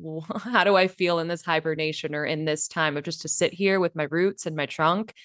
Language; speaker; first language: English; native; English